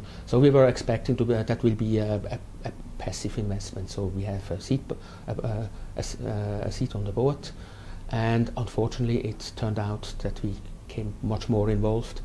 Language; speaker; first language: English; non-native, fluent; German